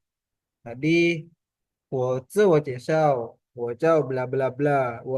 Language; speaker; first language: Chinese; non-native, fluent; Indonesian